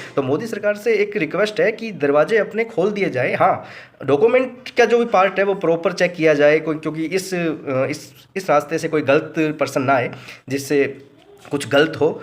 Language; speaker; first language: Hindi; native; Hindi